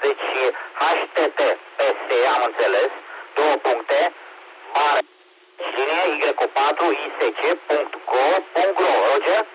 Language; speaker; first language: Romanian; native; Romanian